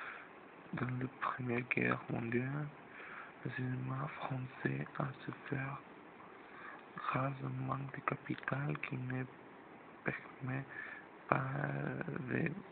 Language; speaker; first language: French; non-native, learner; Spanish